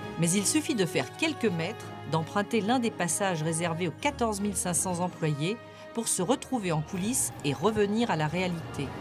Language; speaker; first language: French; native; French